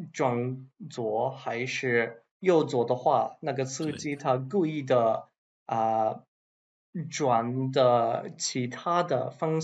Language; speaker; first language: Chinese; non-native, learner; English